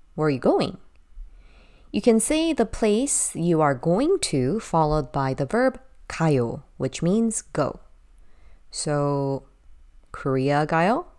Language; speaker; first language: English; early bilingual, other home language; Korean